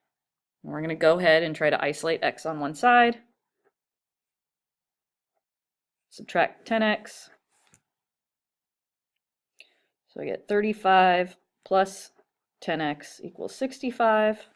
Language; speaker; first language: English; native; English